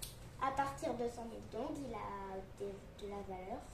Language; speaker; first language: French; early bilingual, other home language; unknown